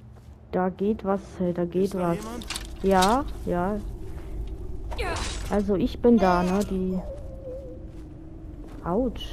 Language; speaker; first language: German; native; German